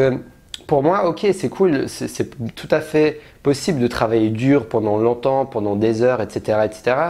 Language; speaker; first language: French; native; French